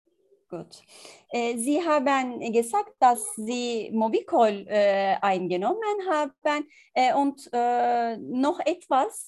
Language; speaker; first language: German; non-native, learner; Turkish